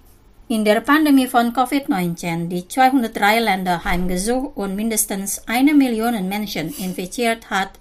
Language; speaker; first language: German; non-native, fluent; Indonesian